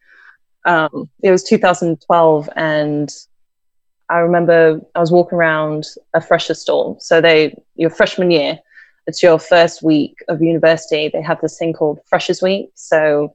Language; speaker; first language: English; native; English